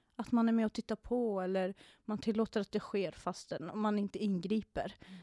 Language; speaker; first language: Swedish; non-native, fluent; Arabic